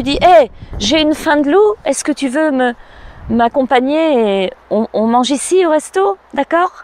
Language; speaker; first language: French; native; French